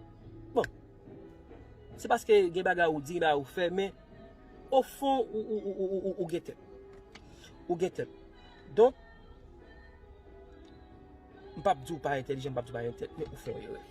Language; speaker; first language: French; non-native, local second language; Haitian Creole